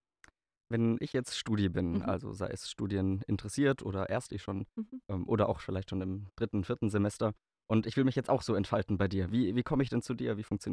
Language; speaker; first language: German; native; German